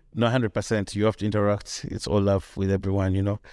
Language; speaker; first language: English; non-native, local second language; Ganda